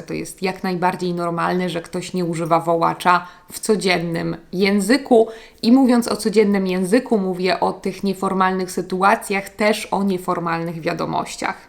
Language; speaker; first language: Polish; native; Polish